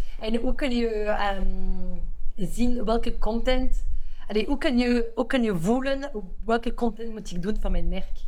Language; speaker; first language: Dutch; non-native, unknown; French